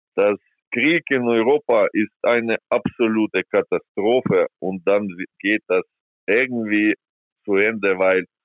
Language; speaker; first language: German; non-native, fluent; Ukrainian